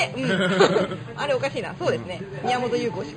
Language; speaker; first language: Japanese; native; Japanese